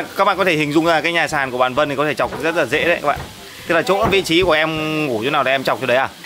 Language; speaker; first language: Vietnamese; non-native, local second language; Hmong